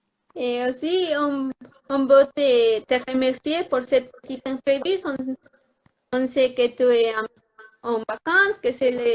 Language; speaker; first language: French; non-native, learner; Spanish